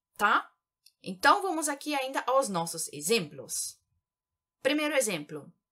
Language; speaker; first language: Portuguese; native; Portuguese